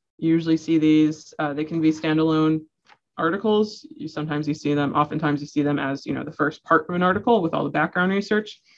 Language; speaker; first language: English; native; English